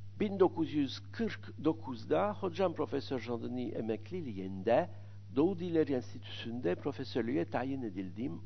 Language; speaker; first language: Turkish; non-native, fluent; French